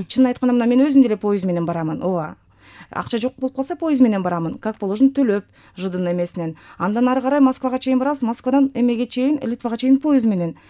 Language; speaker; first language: Kyrgyz; native; Kyrgyz